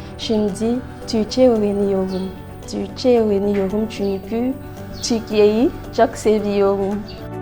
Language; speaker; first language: Turkish; non-native, learner; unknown